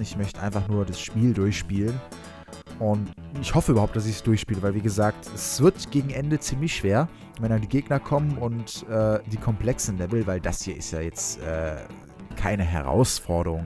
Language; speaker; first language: German; native; German